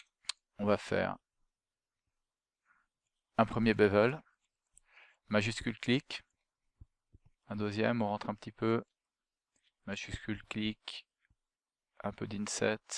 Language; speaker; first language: French; native; French